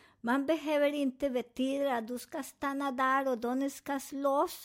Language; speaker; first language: Swedish; non-native, fluent; Spanish